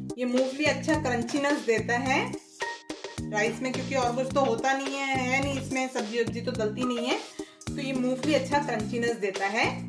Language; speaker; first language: Hindi; non-native, local second language; Tamil